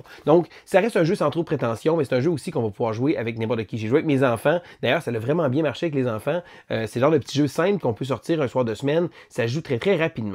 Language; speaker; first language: French; native; French